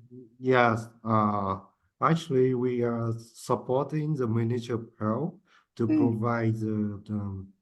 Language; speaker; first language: English; non-native, fluent; Vietnamese